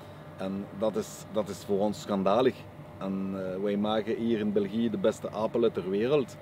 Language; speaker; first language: Dutch; non-native, local second language; French